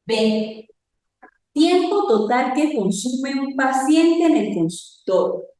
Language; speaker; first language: Spanish; native; Spanish